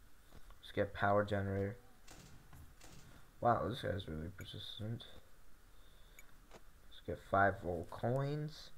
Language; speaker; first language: English; native; English